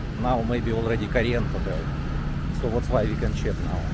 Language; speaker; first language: English; non-native, learner; Russian